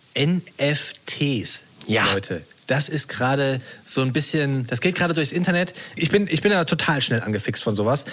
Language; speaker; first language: German; native; German